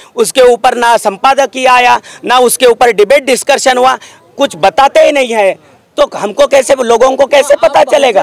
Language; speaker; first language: Hindi; non-native, local second language; Marathi